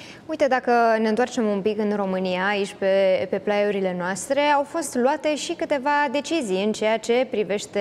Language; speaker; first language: Romanian; native; Romanian